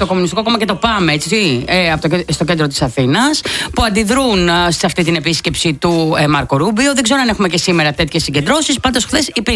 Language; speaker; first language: Greek; native; Greek